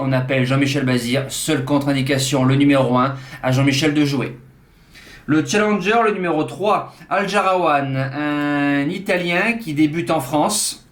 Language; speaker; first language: French; native; French